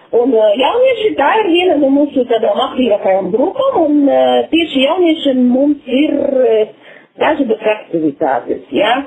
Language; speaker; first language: Latvian; non-native, local second language; Russian